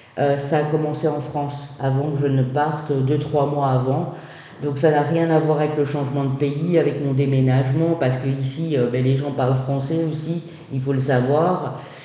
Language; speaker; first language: French; native; French